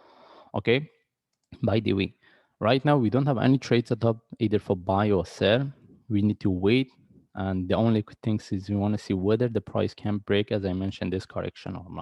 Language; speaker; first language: English; non-native, fluent; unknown